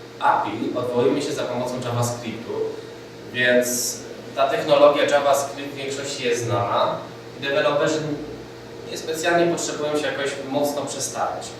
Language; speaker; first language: Polish; native; Polish